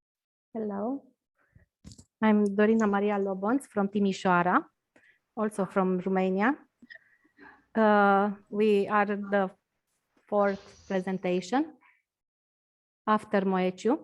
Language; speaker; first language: English; non-native, learner; Romanian